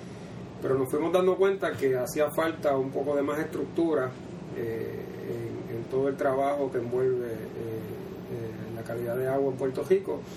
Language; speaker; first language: Spanish; native; Spanish